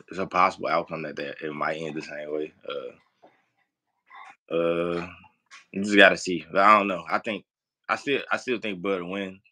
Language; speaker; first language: English; native; English